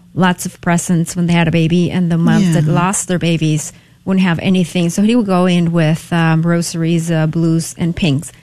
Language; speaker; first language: English; non-native, fluent; Spanish